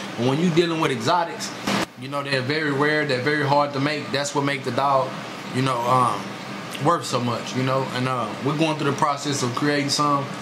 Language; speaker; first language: English; native; English